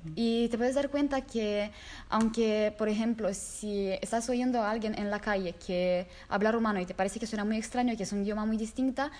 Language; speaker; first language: Spanish; non-native, fluent; Romanian